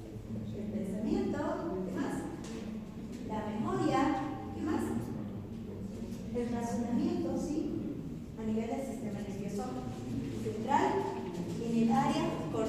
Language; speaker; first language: Spanish; native; Spanish